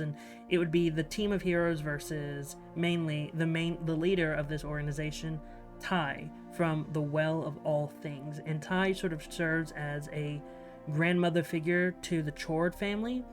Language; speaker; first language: English; native; English